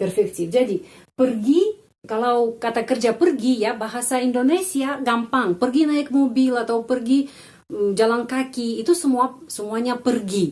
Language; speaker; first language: Indonesian; non-native, fluent; Russian